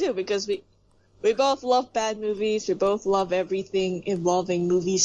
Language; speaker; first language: English; non-native, local second language; Filipino